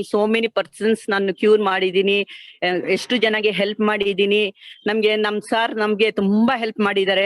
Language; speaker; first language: Kannada; non-native, local second language; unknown